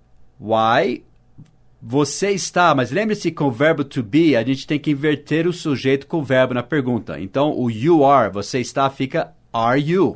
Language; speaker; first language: Portuguese; non-native, fluent; English